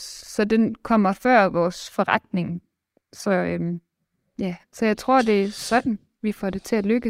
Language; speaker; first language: Danish; native; Danish